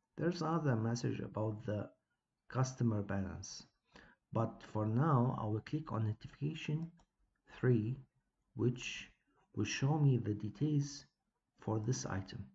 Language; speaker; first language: English; non-native, fluent; Arabic